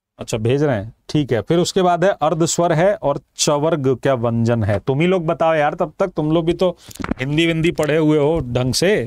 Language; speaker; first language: Hindi; native; Hindi